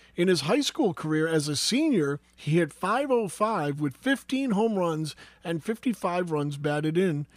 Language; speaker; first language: English; native; English